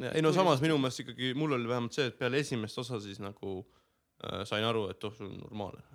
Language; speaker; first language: Estonian; native; Estonian